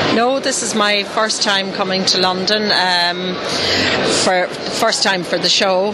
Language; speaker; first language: English; native; English